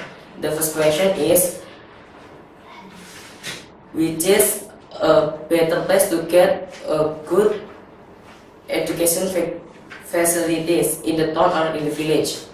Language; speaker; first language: English; non-native, learner; Indonesian